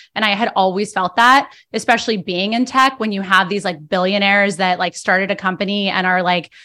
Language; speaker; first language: English; early bilingual, other home language; Spanish